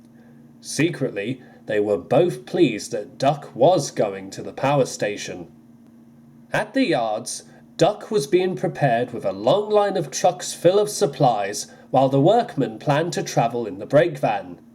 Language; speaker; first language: English; native; English